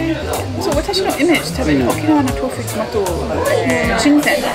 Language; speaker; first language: Japanese; non-native, learner; English